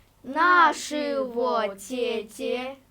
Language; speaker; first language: Chinese; non-native, learner; Kyrgyz